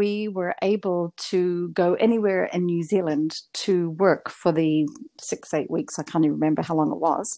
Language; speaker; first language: English; native; English